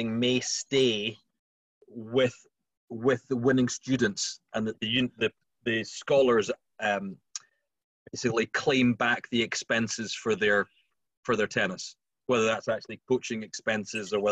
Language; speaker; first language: English; native; English